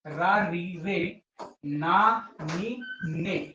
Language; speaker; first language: Hindi; non-native, local second language; Marathi